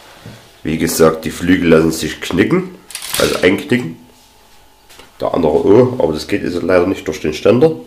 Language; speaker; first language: German; native; German